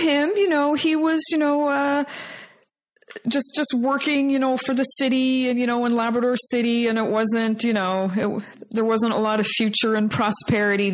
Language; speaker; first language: English; native; English